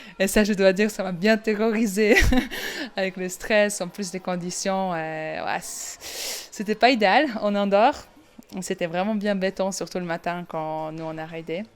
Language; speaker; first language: French; non-native, fluent; Polish